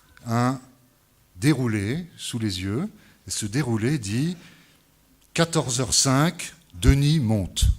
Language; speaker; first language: French; native; French